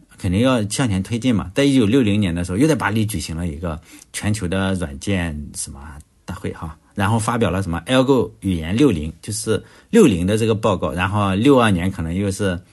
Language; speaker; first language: Chinese; native; Chinese